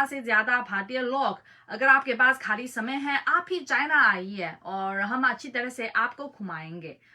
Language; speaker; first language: Hindi; non-native, fluent; Chinese